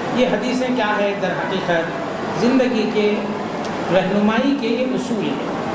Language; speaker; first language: Urdu; native; Urdu